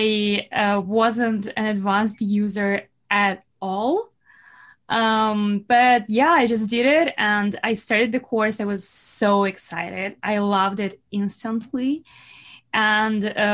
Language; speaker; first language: English; non-native, fluent; Russian